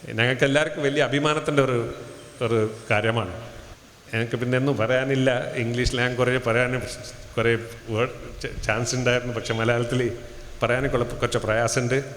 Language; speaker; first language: Malayalam; non-native, local second language; Tulu